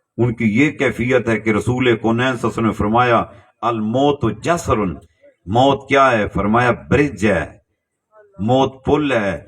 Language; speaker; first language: Urdu; non-native, local second language; Punjabi